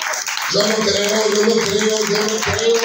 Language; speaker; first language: Spanish; native; Spanish